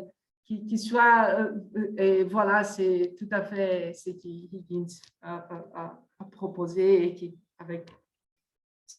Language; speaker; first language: French; non-native, fluent; Portuguese